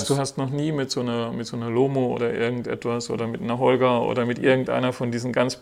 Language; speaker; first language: German; native; German